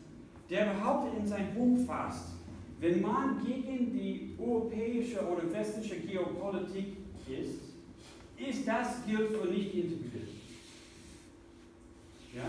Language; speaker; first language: German; non-native, fluent; English